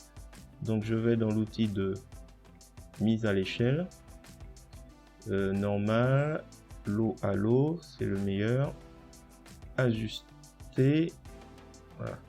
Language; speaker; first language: French; native; French